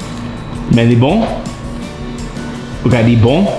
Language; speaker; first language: Haitian Creole; non-native, learner; English